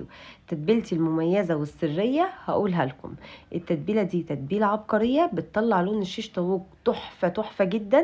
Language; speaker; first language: Arabic; native; Arabic